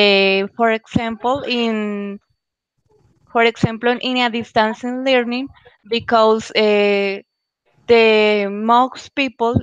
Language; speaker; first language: English; non-native, learner; Spanish